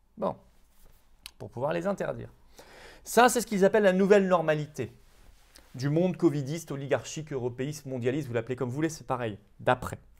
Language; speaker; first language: French; native; French